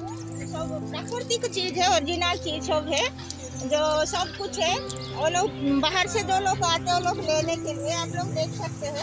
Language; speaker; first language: Hindi; non-native, local second language; Odia